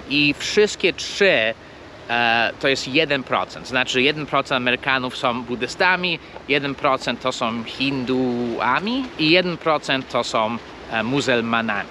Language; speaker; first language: Polish; non-native, fluent; English